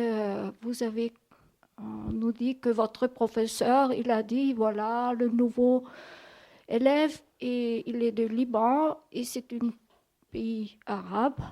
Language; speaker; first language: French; non-native, fluent; German